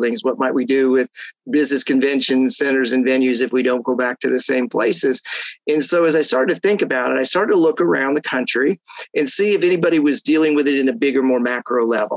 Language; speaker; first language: English; native; English